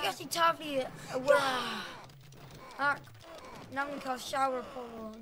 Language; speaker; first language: Welsh; non-native, local second language; English